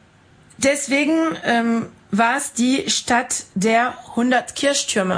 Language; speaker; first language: German; non-native, fluent; French